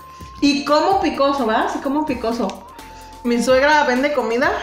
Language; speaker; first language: Spanish; native; Spanish